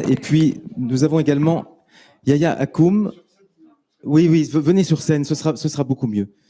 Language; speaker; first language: French; native; French